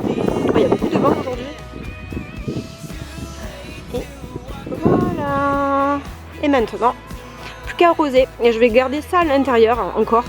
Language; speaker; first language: French; native; French